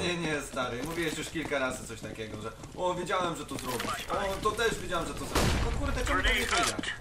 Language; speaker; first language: Polish; native; Polish